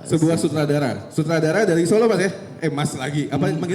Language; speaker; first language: Indonesian; native; Indonesian